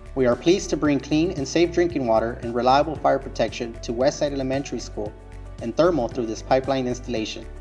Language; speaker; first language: English; native; English